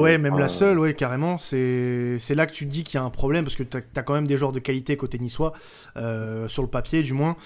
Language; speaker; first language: French; native; French